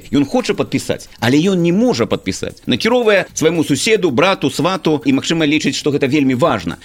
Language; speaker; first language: Belarusian; native; Belarusian